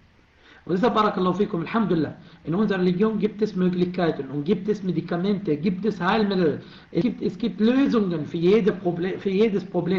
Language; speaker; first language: German; non-native, fluent; Arabic